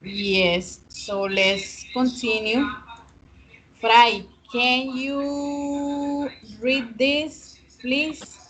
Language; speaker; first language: English; non-native, fluent; Spanish